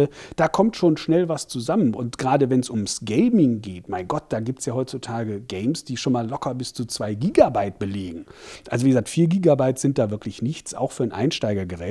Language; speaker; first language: German; native; German